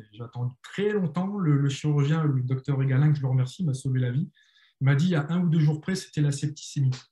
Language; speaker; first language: French; native; French